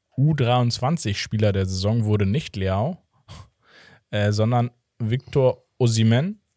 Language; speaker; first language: German; early bilingual, other home language; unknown